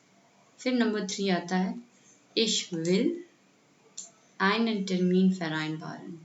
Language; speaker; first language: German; non-native, fluent; Hindi